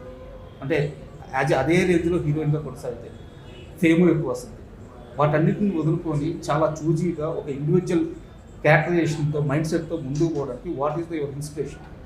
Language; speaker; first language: Telugu; native; Telugu